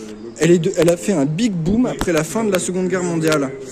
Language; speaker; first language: French; native; French